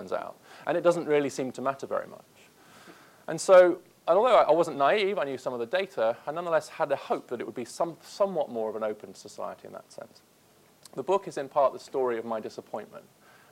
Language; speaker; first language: English; native; English